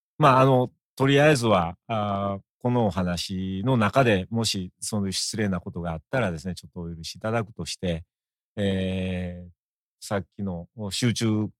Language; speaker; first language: Japanese; native; Japanese